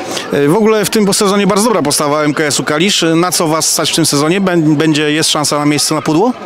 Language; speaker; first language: Polish; native; Polish